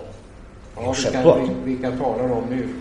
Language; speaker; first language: Swedish; native; Swedish